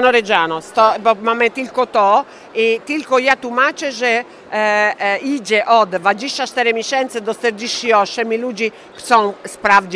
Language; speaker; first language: Polish; non-native, learner; Italian